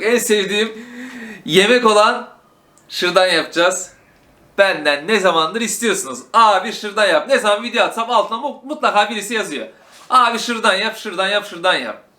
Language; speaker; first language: Turkish; native; Turkish